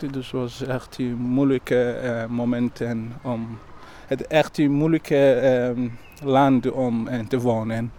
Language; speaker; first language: Dutch; non-native, learner; Somali